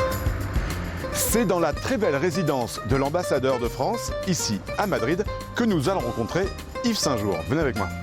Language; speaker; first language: French; native; French